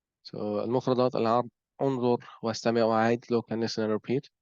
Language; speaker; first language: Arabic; non-native, fluent; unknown